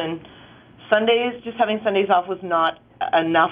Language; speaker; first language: English; native; English